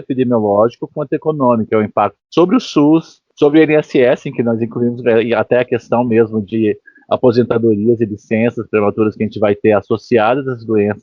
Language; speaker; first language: Portuguese; native; Portuguese